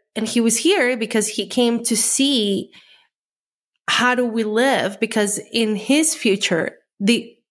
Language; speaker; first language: English; non-native, fluent; Spanish